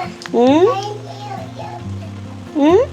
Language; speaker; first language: Korean; native; Korean